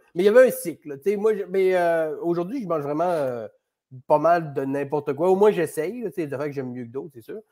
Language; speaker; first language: French; native; French